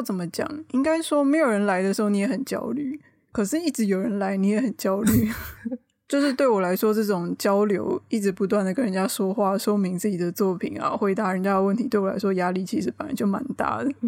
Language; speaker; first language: Chinese; native; Chinese